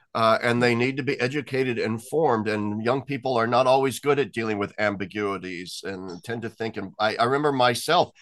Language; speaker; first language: English; native; English